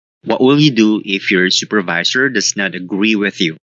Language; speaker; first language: English; non-native, local second language; Filipino